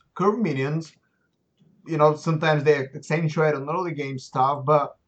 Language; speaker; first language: English; non-native, fluent; Bulgarian